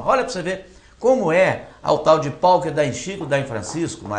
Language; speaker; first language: Portuguese; native; Portuguese